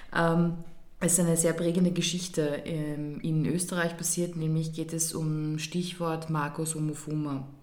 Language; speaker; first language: German; early bilingual, other home language; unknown